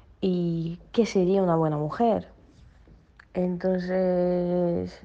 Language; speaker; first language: Spanish; non-native, fluent; Portuguese